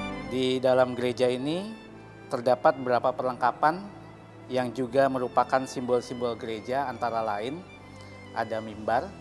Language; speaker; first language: Indonesian; native; Indonesian